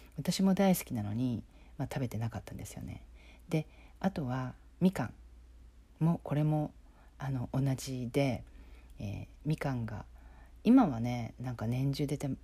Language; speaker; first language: Japanese; native; Japanese